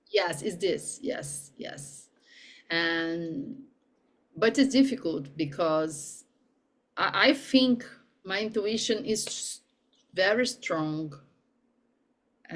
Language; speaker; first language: English; non-native, learner; Portuguese